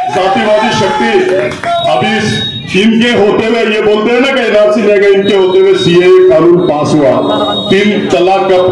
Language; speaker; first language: Hindi; non-native, local second language; Urdu